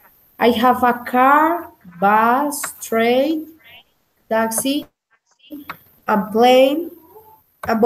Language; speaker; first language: English; non-native, learner; Spanish